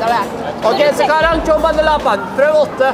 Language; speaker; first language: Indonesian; non-native, fluent; Norwegian